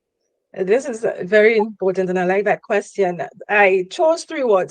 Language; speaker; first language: English; native; English